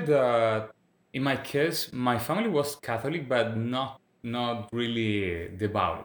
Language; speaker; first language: English; non-native, fluent; Spanish